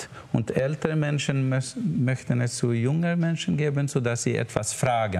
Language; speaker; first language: German; non-native, learner; Swedish